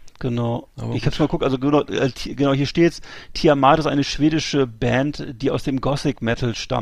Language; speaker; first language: German; native; German